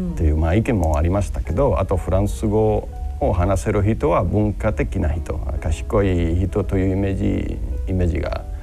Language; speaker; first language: Japanese; non-native, fluent; Spanish